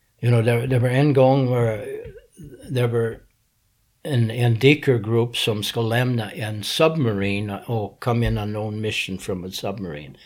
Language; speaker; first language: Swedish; non-native, fluent; English